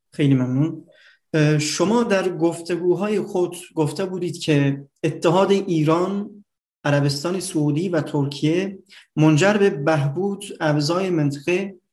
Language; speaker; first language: Persian; non-native, fluent; Turkish